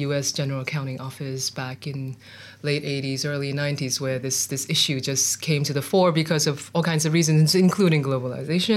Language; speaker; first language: English; non-native, local second language; Cantonese